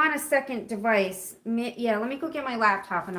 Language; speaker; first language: English; native; English